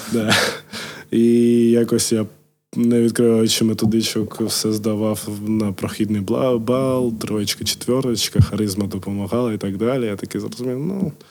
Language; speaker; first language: Ukrainian; non-native, local second language; Russian